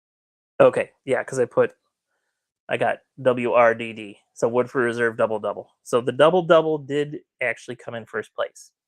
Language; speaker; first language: English; native; English